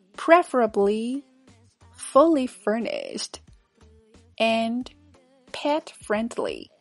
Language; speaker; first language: English; non-native, fluent; Chinese